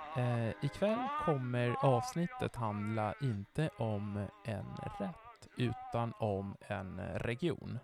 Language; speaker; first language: Swedish; non-native, fluent; Italian